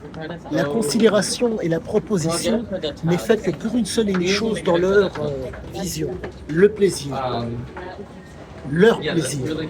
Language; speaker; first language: French; native; French